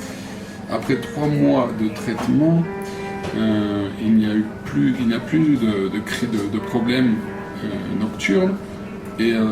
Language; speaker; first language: French; non-native, fluent; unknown